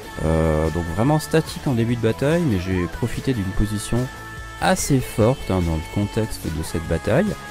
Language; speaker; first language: French; native; French